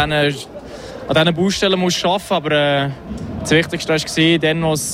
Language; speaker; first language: German; native; German